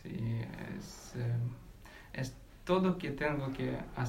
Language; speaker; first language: Spanish; non-native, learner; Ukrainian